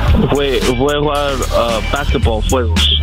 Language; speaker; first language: Spanish; non-native, learner; English